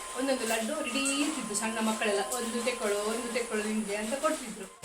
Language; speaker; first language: Kannada; non-native, local second language; Konkani